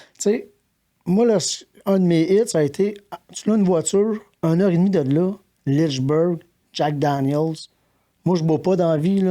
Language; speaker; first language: French; native; French